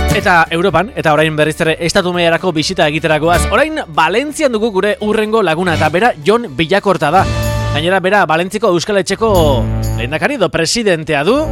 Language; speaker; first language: Basque; native; Basque